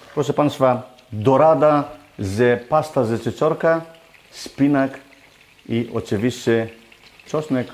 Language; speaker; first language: Polish; non-native, learner; Greek